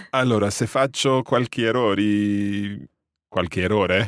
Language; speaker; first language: Italian; non-native, fluent; English